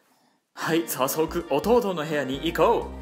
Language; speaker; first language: Japanese; non-native, fluent; English